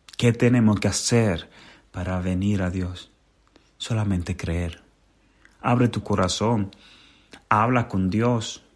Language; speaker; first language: Spanish; native; Spanish